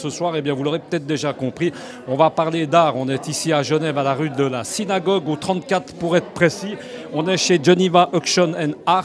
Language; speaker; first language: French; native; French